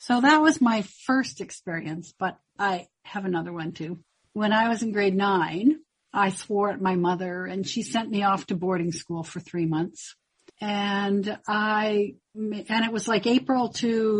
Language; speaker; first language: English; native; English